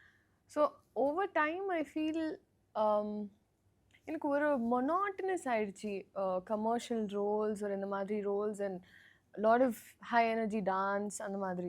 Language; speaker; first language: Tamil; non-native, learner; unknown